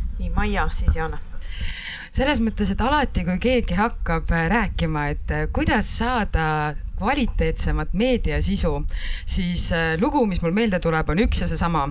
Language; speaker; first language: Estonian; non-native, local second language; Russian